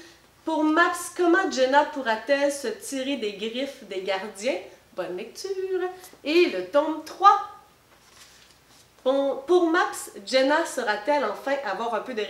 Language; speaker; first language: French; native; French